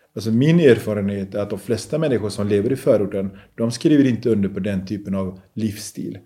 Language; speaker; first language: Swedish; early bilingual, other home language; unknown